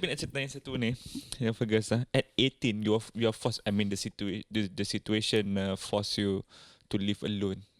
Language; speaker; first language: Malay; native; Malay